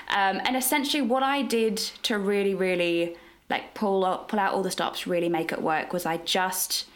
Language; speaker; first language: English; native; English